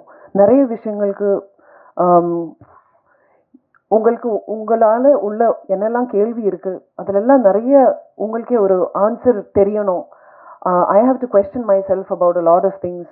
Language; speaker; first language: Tamil; non-native, fluent; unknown